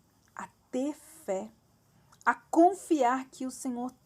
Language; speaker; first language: Portuguese; native; Portuguese